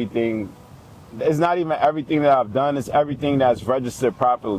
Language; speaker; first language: English; native; English